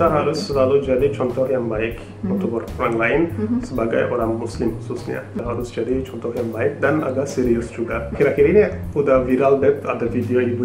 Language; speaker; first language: Indonesian; non-native, fluent; Turkish